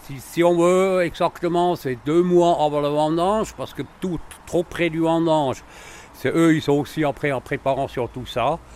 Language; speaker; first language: French; non-native, local second language; Swiss German